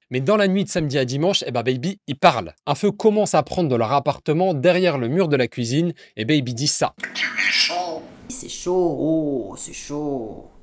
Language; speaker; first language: French; native; French